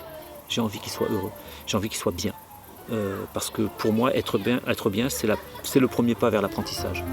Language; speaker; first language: French; native; French